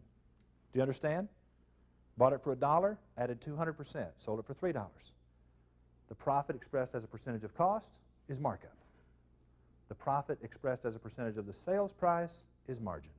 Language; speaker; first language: English; native; English